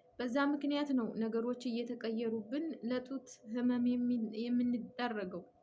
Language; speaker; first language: Amharic; native; Amharic